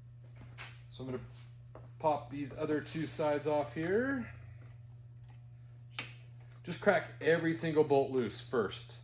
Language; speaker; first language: English; native; English